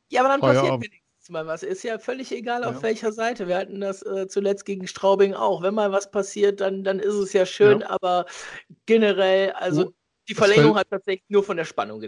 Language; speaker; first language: German; native; German